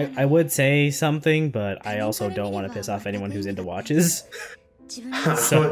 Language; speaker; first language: English; native; English